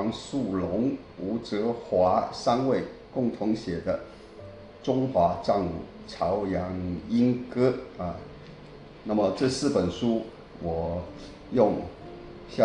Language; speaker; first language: Chinese; non-native, local second language; Min Nan Chinese